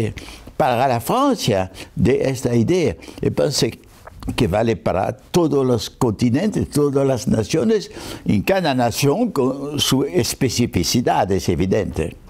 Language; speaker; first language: Spanish; non-native, fluent; French